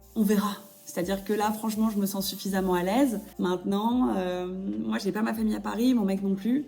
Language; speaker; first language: French; native; French